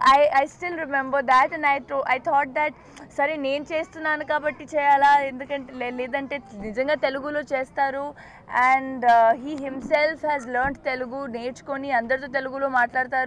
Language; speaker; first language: Telugu; non-native, local second language; Punjabi